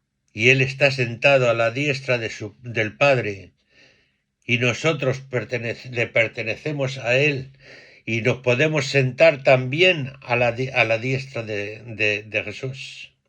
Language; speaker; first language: Spanish; native; Spanish